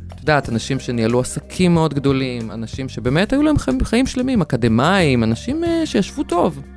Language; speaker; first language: Hebrew; non-native, fluent; Lithuanian